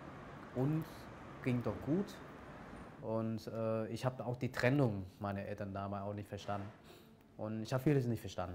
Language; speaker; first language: German; non-native, fluent; Vietnamese